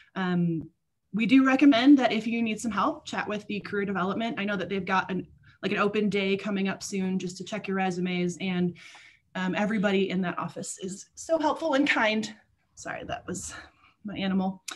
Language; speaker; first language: English; native; English